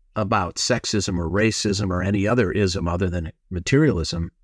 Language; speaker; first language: English; native; English